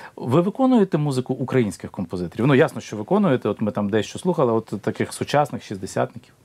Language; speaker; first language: Ukrainian; native; Ukrainian